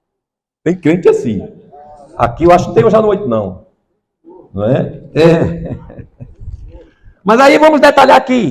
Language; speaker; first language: Portuguese; native; Portuguese